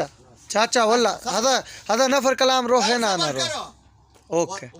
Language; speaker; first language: Arabic; non-native, learner; Urdu